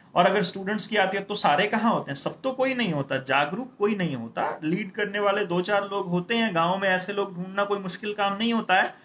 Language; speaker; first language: Hindi; native; Hindi